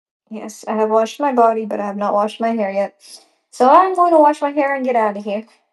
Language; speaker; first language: English; native; English